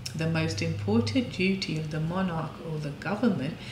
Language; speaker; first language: English; native; English